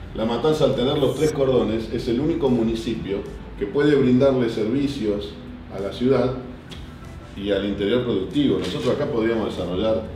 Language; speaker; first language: Spanish; native; Spanish